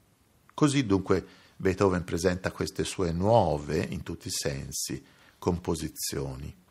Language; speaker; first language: Italian; native; Italian